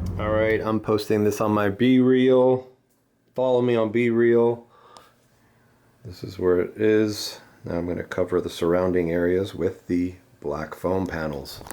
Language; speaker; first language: English; early bilingual, other home language; Spanish